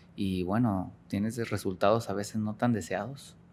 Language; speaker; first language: Spanish; native; Spanish